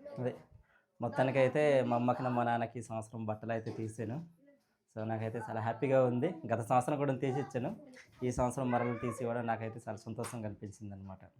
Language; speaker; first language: Telugu; non-native, local second language; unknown